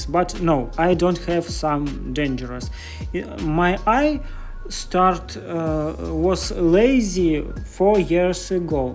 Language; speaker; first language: English; non-native, learner; Russian